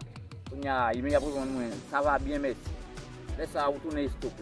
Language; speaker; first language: French; non-native, learner; Haitian Creole